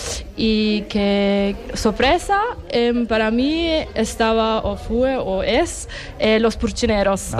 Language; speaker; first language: Spanish; non-native, learner; German